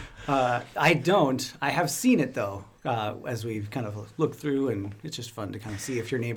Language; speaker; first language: English; native; English